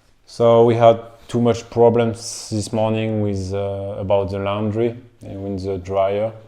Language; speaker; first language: English; non-native, learner; French